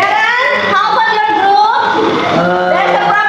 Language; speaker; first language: English; non-native, fluent; Indonesian